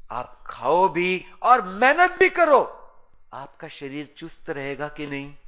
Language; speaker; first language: Hindi; native; Hindi